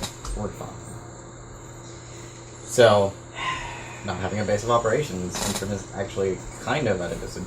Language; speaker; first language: English; native; English